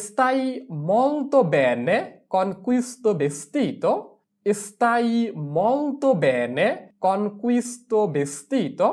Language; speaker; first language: Italian; non-native, fluent; Bangla